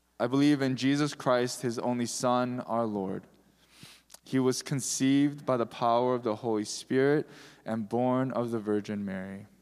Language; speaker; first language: English; early bilingual, other home language; Korean